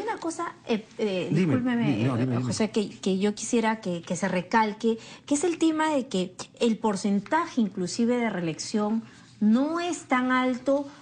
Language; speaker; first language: Spanish; native; Spanish